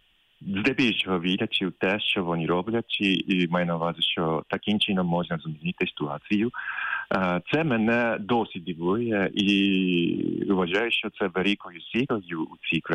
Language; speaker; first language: Ukrainian; non-native, fluent; Japanese